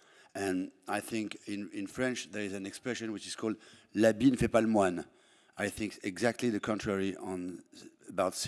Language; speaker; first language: English; non-native, fluent; French